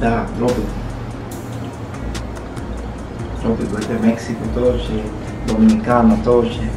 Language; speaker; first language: Russian; non-native, learner; Spanish